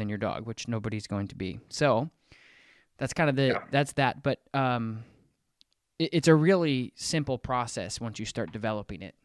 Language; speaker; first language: English; native; English